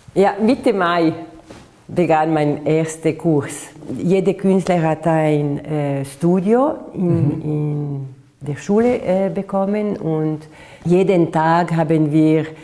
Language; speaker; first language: German; non-native, fluent; Italian